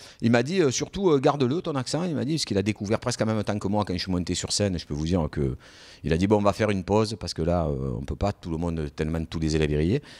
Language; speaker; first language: French; native; French